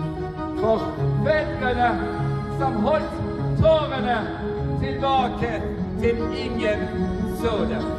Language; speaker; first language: Norwegian; non-native, fluent; Persian